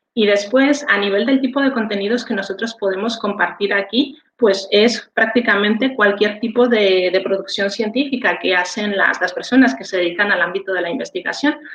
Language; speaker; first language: Spanish; native; Spanish